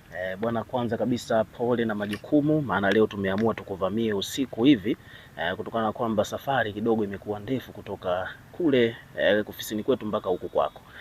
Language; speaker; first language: Swahili; native; Swahili